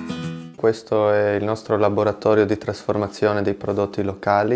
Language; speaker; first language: Italian; native; Italian